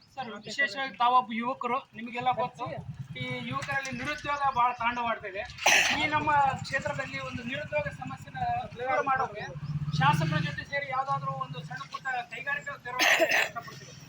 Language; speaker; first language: Kannada; native; Kannada